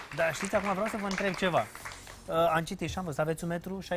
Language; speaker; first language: Romanian; native; Romanian